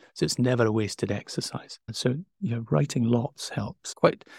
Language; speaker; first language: English; native; English